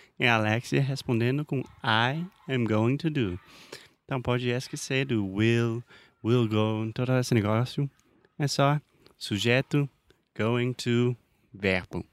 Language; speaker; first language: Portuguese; non-native, fluent; English